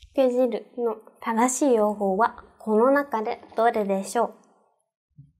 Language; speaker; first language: Japanese; native; Japanese